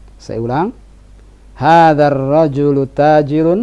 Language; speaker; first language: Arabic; non-native, fluent; Indonesian